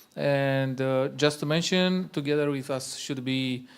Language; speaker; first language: English; non-native, fluent; Romanian